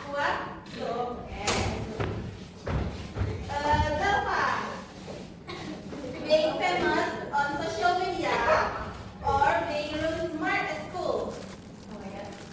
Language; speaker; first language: English; non-native, learner; Indonesian